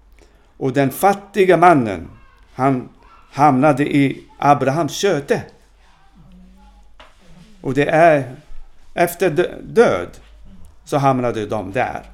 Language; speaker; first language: Swedish; non-native, fluent; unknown